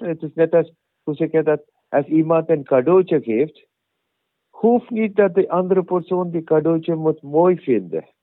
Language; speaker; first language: Dutch; non-native, learner; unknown